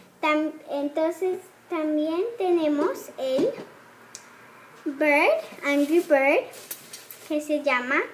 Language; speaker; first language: Spanish; early bilingual, heritage; Spanish